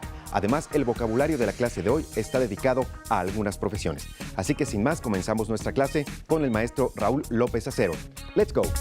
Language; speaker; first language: Spanish; native; Spanish